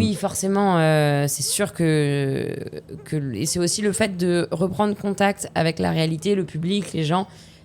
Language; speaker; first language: French; native; French